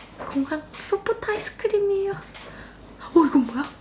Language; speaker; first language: Korean; native; Korean